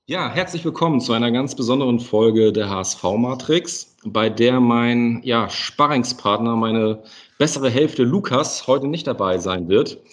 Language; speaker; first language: German; native; German